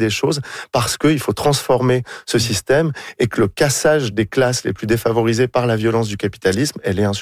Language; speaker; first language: French; native; French